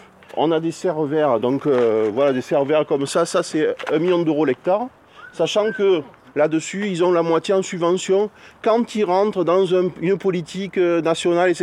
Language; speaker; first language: French; native; French